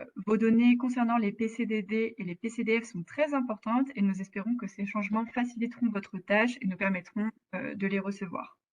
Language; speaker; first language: French; native; French